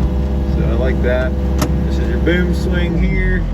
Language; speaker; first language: English; native; English